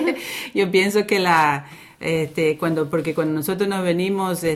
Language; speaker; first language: Spanish; early bilingual, other home language; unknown